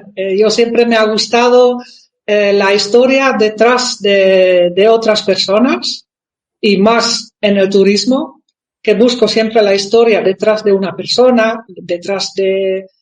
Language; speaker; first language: Spanish; non-native, fluent; Dutch